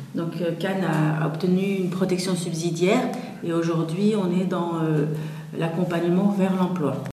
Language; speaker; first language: French; native; French